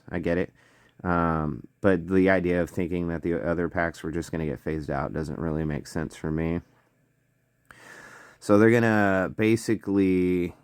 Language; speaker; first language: English; native; English